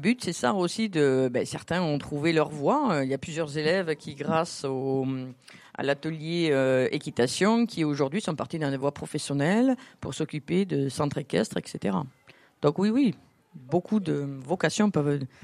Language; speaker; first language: French; native; French